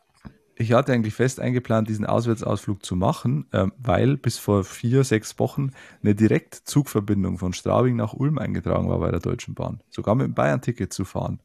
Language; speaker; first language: German; native; German